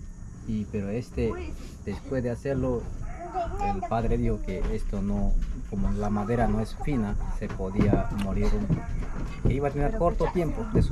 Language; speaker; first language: Spanish; non-native, local second language; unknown